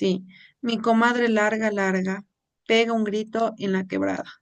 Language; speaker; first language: Spanish; native; Spanish